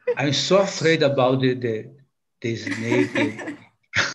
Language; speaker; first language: English; non-native, learner; Portuguese